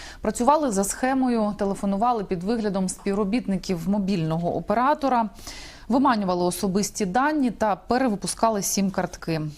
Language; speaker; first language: Ukrainian; native; Ukrainian